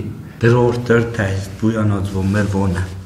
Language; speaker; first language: German; early bilingual, other home language; Albanian